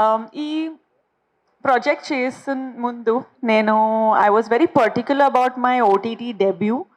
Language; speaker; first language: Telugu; non-native, fluent; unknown